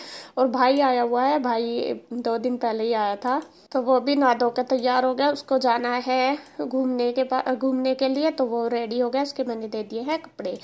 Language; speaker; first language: Hindi; native; Hindi